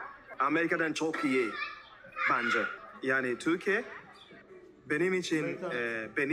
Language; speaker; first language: Turkish; non-native, learner; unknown